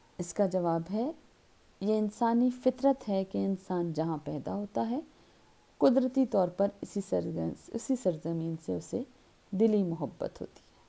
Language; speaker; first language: Urdu; native; Urdu